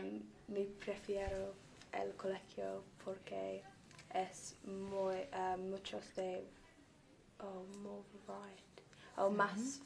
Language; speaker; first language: Spanish; non-native, learner; English